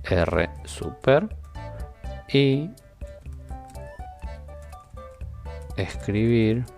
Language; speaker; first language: Spanish; native; Spanish